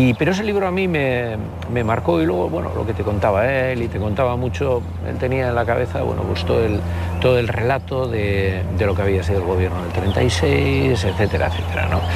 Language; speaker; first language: Spanish; native; Spanish